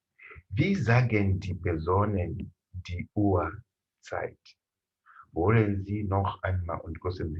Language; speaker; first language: German; non-native, fluent; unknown